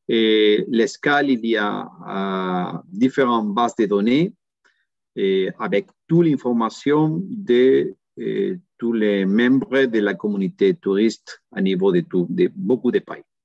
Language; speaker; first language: French; non-native, learner; Spanish